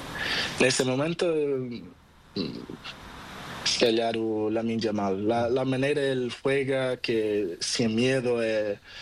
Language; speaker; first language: Portuguese; non-native, learner; Spanish